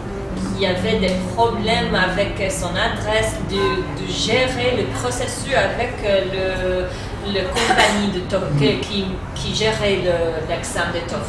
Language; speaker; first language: French; non-native, fluent; English